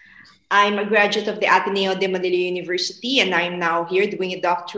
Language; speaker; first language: English; non-native, local second language; Filipino